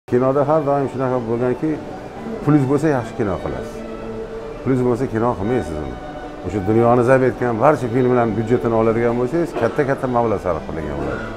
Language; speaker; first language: Uzbek; native; Uzbek